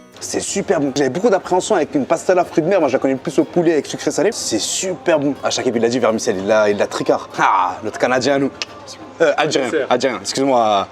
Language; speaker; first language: French; early bilingual, other home language; Riffian